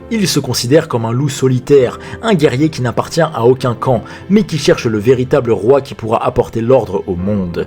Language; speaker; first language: French; native; French